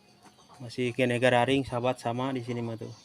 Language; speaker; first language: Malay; non-native, local second language; Sundanese